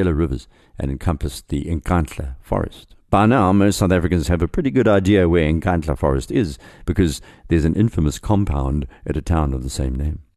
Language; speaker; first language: English; native; English